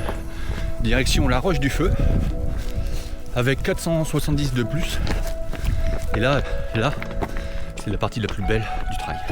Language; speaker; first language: French; native; French